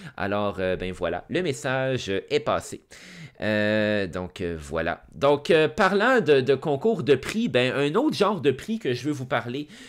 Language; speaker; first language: French; native; French